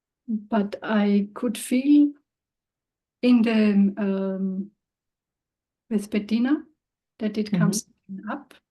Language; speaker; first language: English; non-native, learner; German